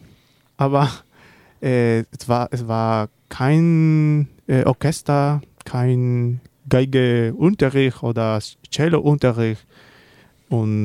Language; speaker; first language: German; non-native, learner; Spanish